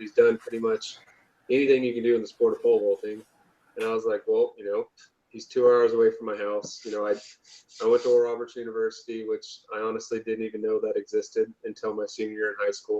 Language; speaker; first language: English; native; English